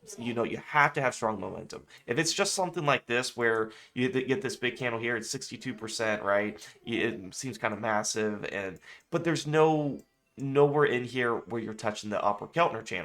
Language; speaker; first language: English; native; English